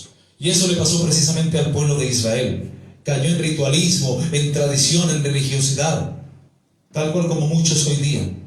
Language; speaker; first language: Spanish; native; Spanish